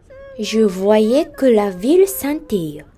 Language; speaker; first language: French; non-native, fluent; Japanese